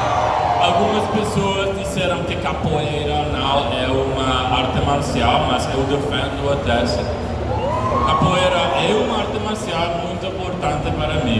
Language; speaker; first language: Portuguese; non-native, learner; Spanish